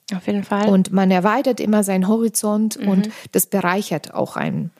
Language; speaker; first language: German; non-native, fluent; Armenian